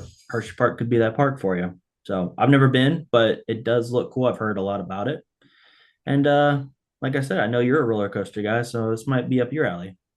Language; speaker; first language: English; native; English